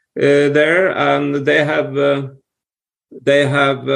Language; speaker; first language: English; non-native, fluent; Norwegian